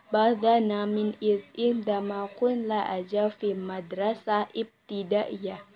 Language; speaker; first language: Arabic; non-native, learner; Indonesian